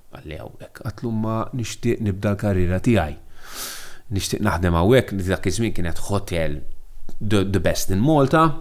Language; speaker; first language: Maltese; non-native, local second language; English